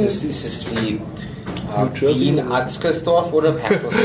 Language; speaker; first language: German; non-native, fluent; English